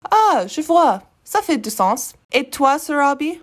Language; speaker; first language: French; non-native, learner; English